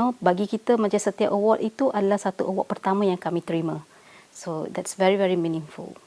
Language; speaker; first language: Malay; non-native, local second language; Tamil